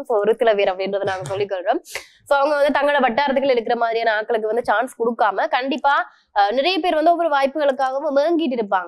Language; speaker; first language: Tamil; native; Tamil